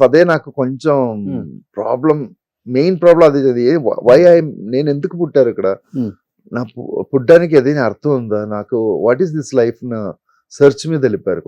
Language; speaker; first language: Telugu; non-native, learner; Malayalam